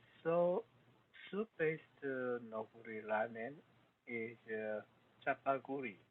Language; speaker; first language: English; non-native, learner; Korean